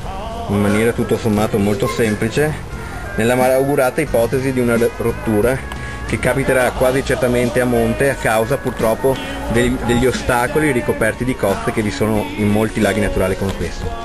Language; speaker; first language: Italian; native; Italian